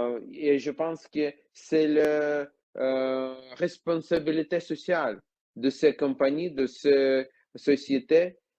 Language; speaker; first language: French; non-native, learner; Ukrainian